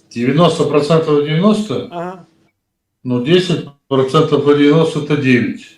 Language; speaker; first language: Russian; native; Russian